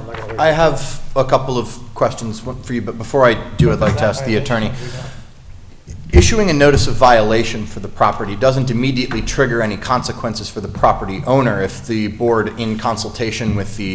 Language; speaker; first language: English; native; English